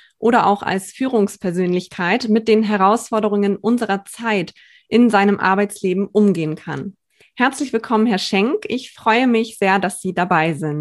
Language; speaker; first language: German; native; German